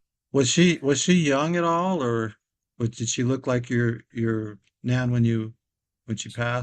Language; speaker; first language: English; native; English